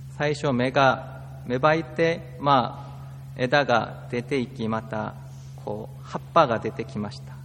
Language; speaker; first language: Japanese; non-native, fluent; Korean